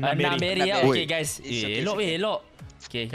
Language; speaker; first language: English; non-native, local second language; Malay